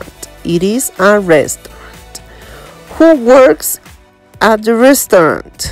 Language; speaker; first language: English; non-native, learner; Spanish